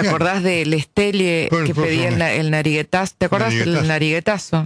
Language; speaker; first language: Spanish; native; Spanish